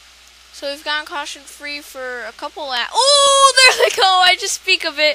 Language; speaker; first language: English; native; English